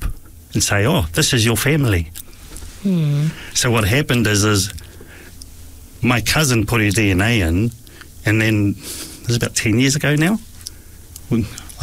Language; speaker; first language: English; native; English